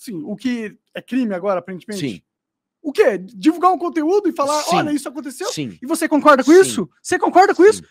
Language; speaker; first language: Portuguese; native; Portuguese